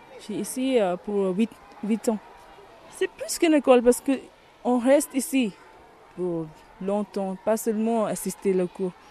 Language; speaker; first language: French; non-native, learner; Tibetan